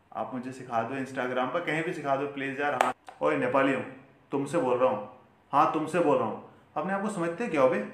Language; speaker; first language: Hindi; native; Hindi